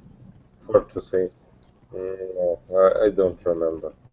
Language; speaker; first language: English; non-native, learner; Russian